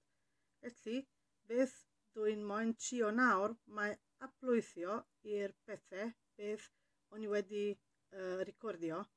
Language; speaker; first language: Welsh; non-native, learner; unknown